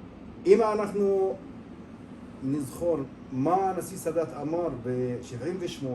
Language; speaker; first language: Hebrew; non-native, local second language; Arabic